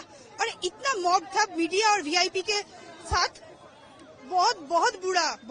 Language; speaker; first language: Hindi; non-native, local second language; Bangla